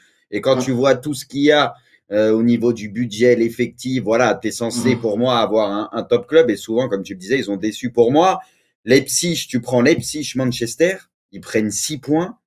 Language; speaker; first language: French; native; French